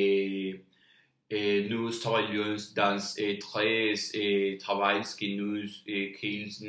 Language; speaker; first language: French; non-native, learner; Spanish